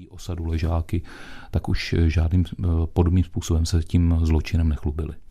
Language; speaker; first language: Czech; native; Czech